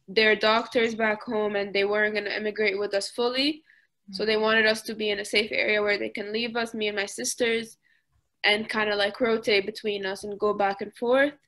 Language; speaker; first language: English; early bilingual, other home language; Arabic